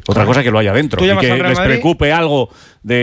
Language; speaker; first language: Spanish; native; Spanish